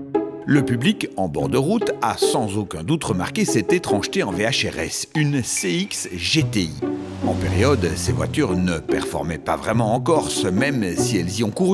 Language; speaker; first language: French; native; French